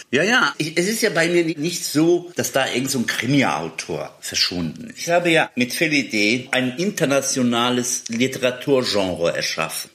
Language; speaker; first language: German; early bilingual, other home language; Turkish